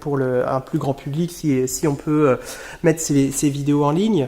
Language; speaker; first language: French; native; French